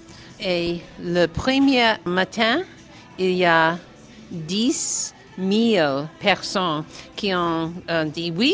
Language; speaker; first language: French; non-native, learner; English